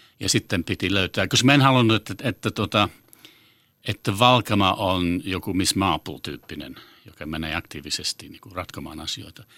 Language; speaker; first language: Finnish; non-native, fluent; English